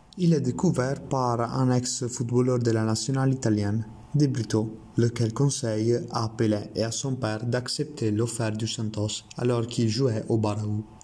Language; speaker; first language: French; non-native, learner; Italian